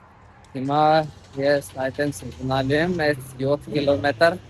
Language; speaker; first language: Armenian; non-native, learner; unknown